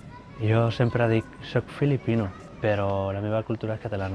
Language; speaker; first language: Catalan; early bilingual, other home language; Filipino